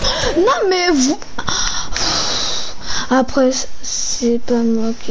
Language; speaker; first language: French; native; French